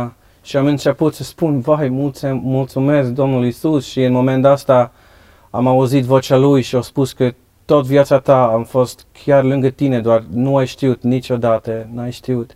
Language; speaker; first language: Romanian; non-native, learner; Dutch